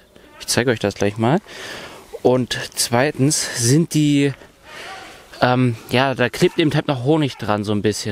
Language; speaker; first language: German; native; German